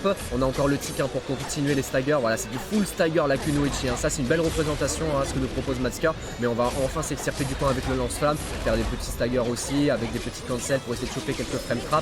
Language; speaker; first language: French; native; French